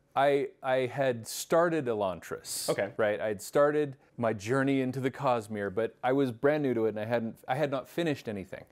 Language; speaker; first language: English; native; English